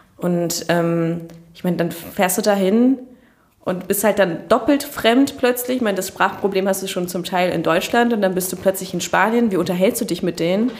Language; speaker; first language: German; early bilingual, other home language; Turkish